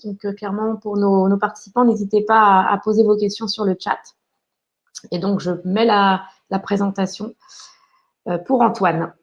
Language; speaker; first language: French; native; French